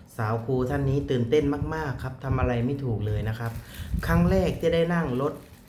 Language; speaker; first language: Thai; native; Thai